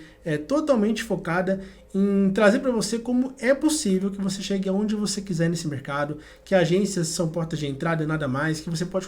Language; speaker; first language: Portuguese; native; Portuguese